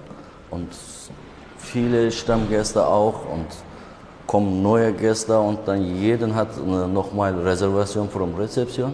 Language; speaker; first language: German; non-native, learner; Turkish